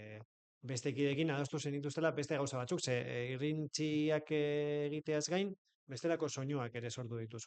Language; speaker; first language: Basque; native; Basque